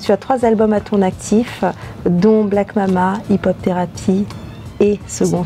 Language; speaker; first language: French; native; French